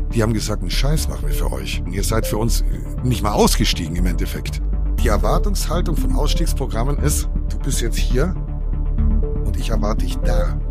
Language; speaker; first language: German; native; German